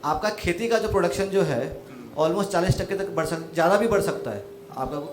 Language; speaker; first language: Hindi; non-native, local second language; Marathi